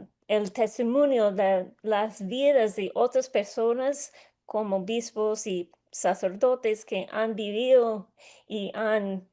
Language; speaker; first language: Spanish; non-native, learner; English